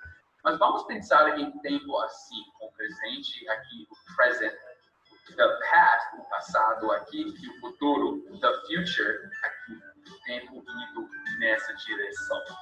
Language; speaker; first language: Portuguese; non-native, fluent; English